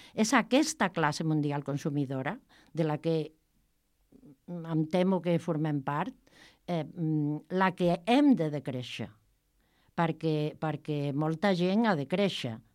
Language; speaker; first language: Catalan; non-native, local second language; Spanish